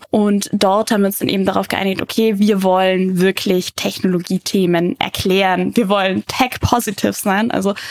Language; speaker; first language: German; native; German